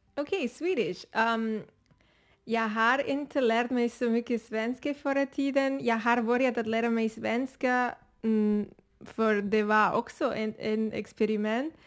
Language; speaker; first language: Swedish; non-native, learner; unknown